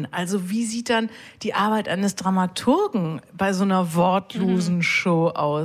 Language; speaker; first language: German; native; German